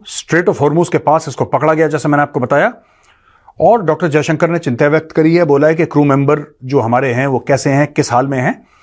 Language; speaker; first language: Hindi; native; Hindi